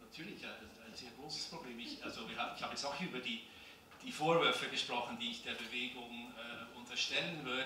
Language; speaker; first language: German; native; German